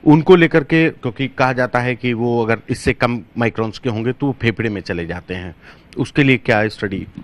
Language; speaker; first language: Hindi; native; Hindi